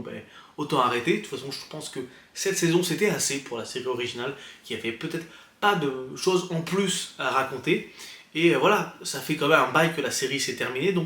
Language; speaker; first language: French; native; French